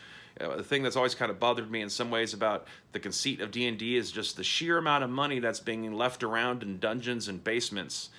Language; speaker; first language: English; native; English